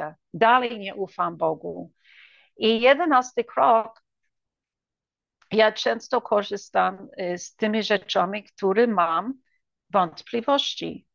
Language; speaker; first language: Polish; early bilingual, heritage; English